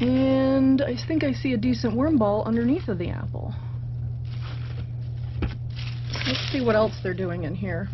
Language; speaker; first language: English; native; English